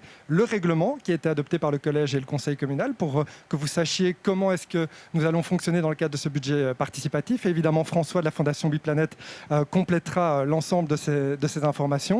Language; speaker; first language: French; native; French